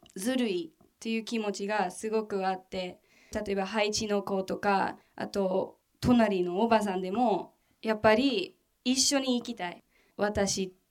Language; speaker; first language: Japanese; non-native, fluent; English